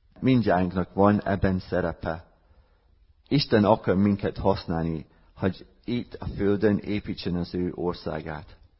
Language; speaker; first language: Hungarian; non-native, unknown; English